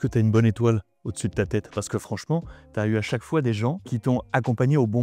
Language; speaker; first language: French; native; French